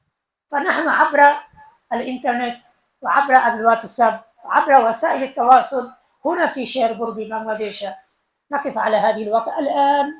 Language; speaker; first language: Arabic; non-native, fluent; Bangla